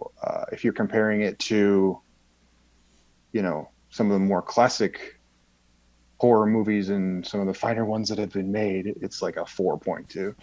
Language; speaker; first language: English; native; English